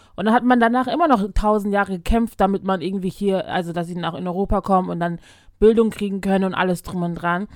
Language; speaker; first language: German; early bilingual, other home language; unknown